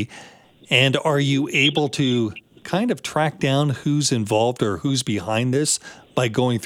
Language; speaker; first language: English; native; English